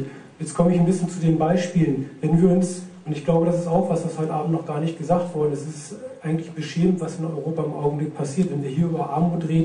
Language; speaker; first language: German; native; German